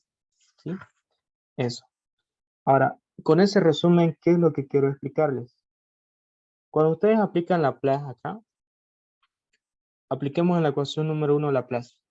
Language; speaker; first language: Spanish; native; Spanish